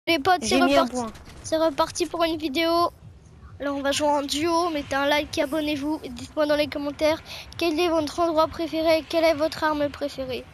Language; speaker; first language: French; native; French